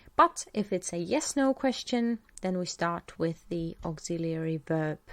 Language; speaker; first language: English; non-native, fluent; Estonian